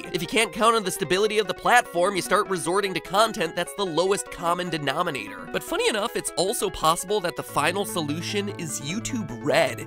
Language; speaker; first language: English; native; English